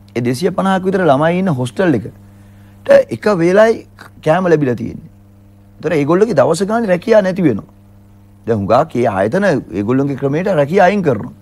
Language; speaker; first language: Sinhala; native; Sinhala